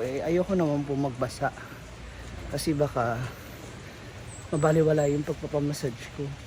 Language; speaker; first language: Filipino; non-native, local second language; Cebuano